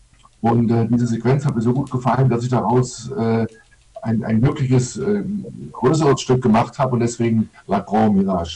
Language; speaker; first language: German; native; German